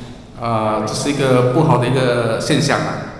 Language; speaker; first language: Chinese; native; Chinese